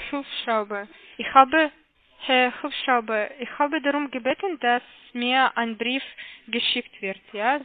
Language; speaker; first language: German; non-native, learner; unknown